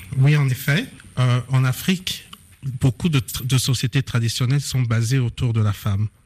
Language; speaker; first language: French; non-native, local second language; Lingala